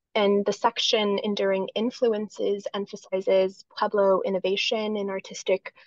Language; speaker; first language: English; native; English